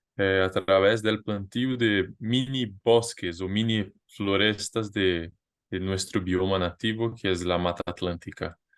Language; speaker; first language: Spanish; non-native, fluent; Portuguese